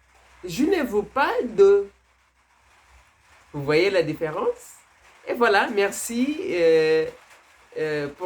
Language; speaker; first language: French; non-native, fluent; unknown